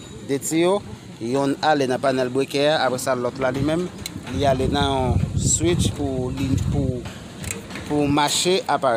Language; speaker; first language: French; non-native, learner; Haitian Creole